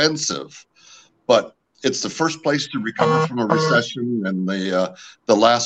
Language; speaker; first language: English; early bilingual, other home language; French